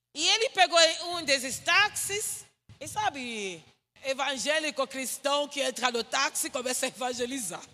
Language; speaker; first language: Portuguese; non-native, fluent; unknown